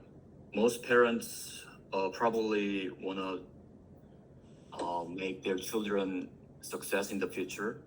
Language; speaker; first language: English; non-native, learner; Korean